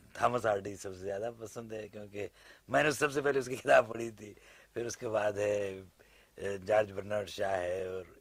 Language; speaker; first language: Urdu; native; Urdu